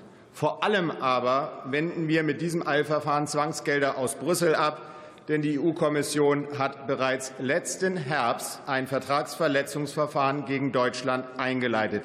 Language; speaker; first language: German; native; German